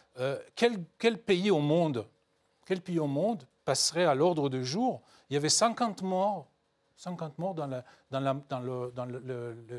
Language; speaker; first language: French; non-native, fluent; Hebrew